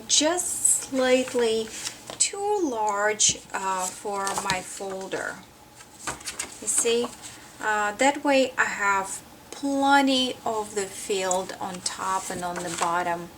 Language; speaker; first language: English; non-native, fluent; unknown